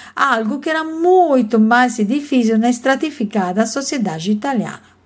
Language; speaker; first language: Portuguese; non-native, learner; Italian